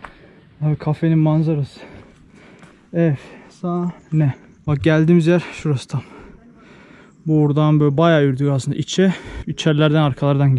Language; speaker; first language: Turkish; native; Turkish